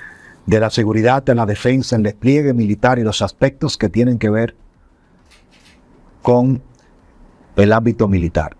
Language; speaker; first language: Spanish; native; Spanish